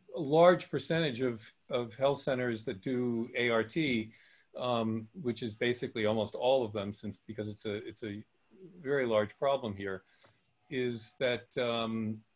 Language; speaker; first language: English; native; English